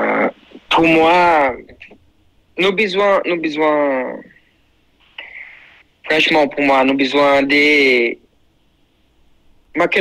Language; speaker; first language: French; non-native, learner; Portuguese